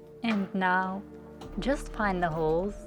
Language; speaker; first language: English; non-native, fluent; Czech